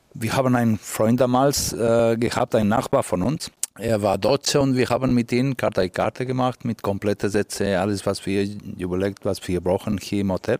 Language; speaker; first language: German; non-native, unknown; Catalan